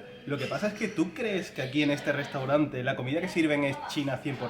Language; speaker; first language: Spanish; native; Spanish